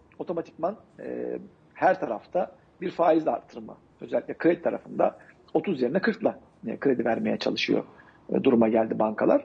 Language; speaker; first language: Turkish; native; Turkish